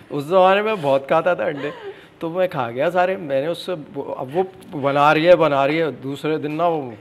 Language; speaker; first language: Urdu; native; Urdu